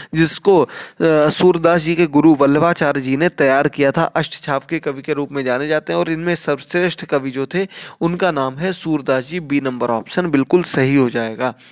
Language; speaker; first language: Hindi; native; Hindi